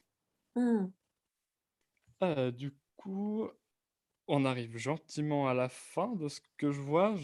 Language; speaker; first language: French; native; French